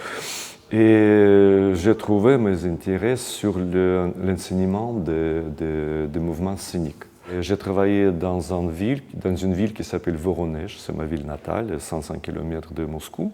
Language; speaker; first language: French; non-native, fluent; Russian